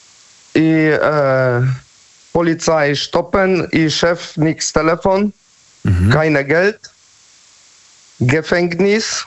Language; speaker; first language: German; non-native, learner; Polish